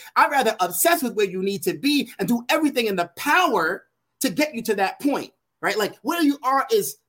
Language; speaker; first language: English; native; English